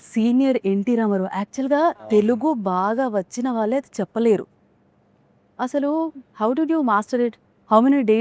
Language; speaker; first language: Telugu; native; Telugu